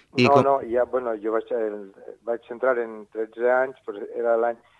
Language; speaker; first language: Catalan; native; Catalan